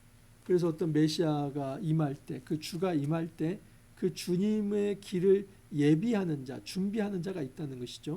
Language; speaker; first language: Korean; native; Korean